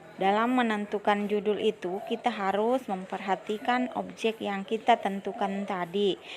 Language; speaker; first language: Indonesian; native; Indonesian